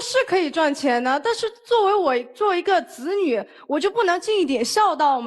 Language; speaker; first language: Chinese; native; Chinese